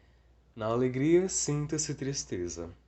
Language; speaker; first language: Portuguese; native; Portuguese